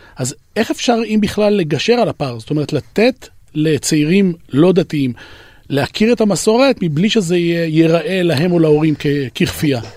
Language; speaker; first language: Hebrew; native; Hebrew